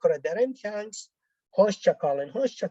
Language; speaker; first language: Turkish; non-native, learner; Arabic